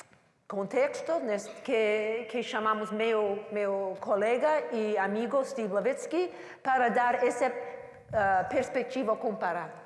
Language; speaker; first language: Portuguese; non-native, learner; English